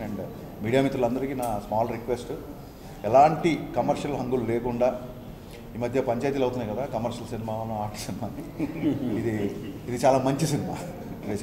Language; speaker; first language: Telugu; native; Telugu